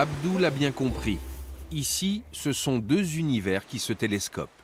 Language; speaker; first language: French; native; French